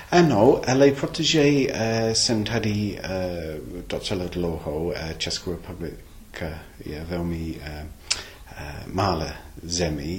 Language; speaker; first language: Czech; non-native, learner; English